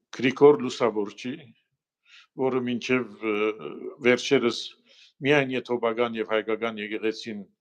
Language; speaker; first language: Armenian; early bilingual, heritage; Armenian